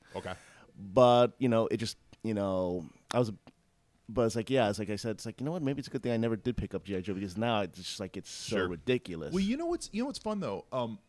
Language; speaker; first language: English; native; English